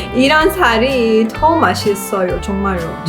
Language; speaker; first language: Korean; non-native, learner; Persian